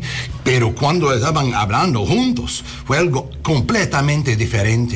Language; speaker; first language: Spanish; non-native, learner; English